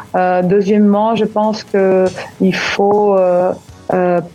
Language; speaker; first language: French; non-native, fluent; Portuguese